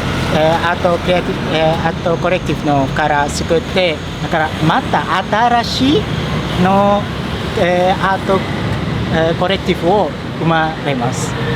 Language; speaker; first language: Japanese; non-native, fluent; Indonesian